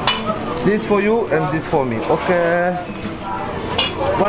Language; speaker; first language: English; non-native, learner; French